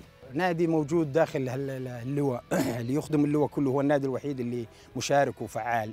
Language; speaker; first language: Arabic; native; Arabic